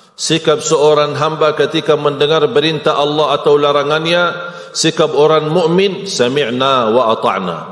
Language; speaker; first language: Malay; non-native, fluent; Arabic